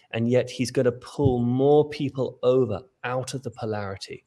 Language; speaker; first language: English; native; English